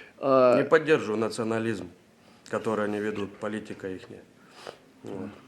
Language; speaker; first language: Russian; native; Russian